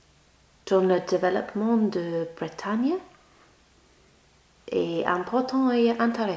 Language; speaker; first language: French; non-native, learner; English